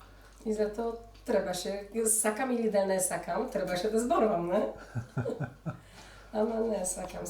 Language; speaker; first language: Macedonian; early bilingual, heritage; Polish